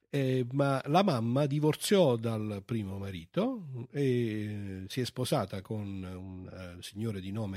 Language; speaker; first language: Italian; native; Italian